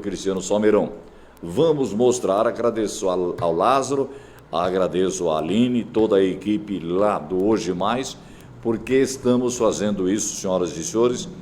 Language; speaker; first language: Portuguese; native; Portuguese